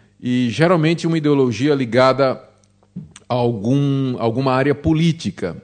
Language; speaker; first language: Portuguese; native; Portuguese